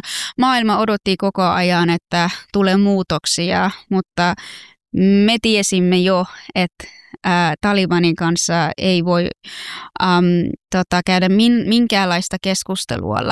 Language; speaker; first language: Finnish; non-native, fluent; Persian